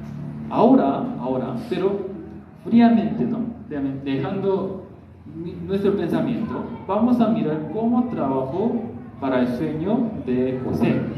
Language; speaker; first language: Spanish; non-native, learner; Korean